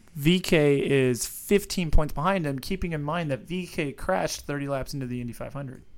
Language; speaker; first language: English; native; English